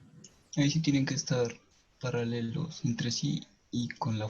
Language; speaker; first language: Spanish; native; Spanish